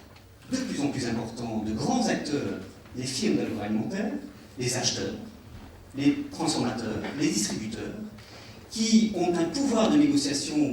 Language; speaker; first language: French; native; French